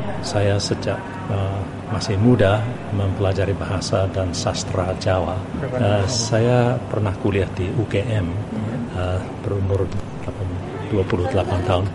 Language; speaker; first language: Indonesian; non-native, fluent; English